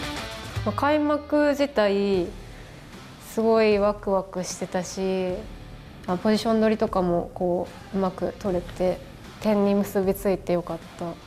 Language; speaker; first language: Japanese; native; Japanese